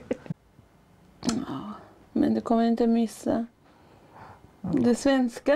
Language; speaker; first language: Swedish; non-native, fluent; Māori